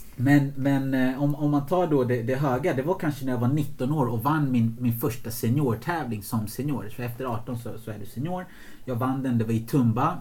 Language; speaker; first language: Swedish; early bilingual, other home language; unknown